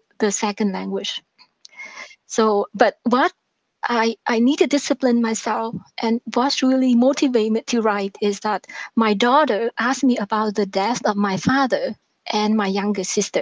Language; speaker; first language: English; non-native, fluent; Vietnamese